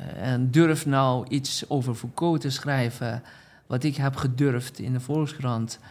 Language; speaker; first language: Dutch; non-native, fluent; Persian